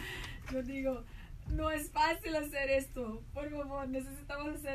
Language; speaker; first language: Spanish; non-native, learner; Portuguese